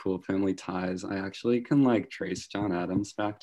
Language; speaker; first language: English; native; English